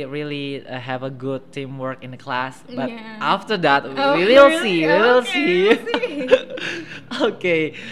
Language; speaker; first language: English; non-native, fluent; Indonesian